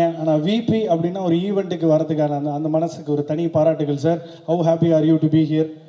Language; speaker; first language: Tamil; native; Tamil